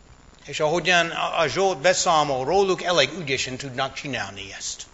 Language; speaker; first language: Hungarian; non-native, fluent; English